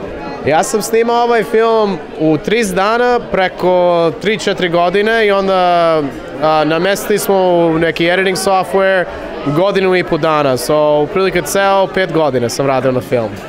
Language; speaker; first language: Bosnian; early bilingual, heritage; Serbian